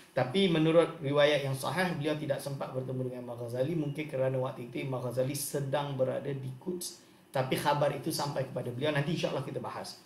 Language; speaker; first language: Malay; native; Malay